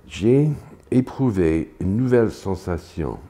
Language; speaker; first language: French; non-native, fluent; English